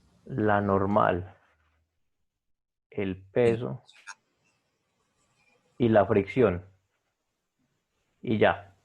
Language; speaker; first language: Spanish; native; Spanish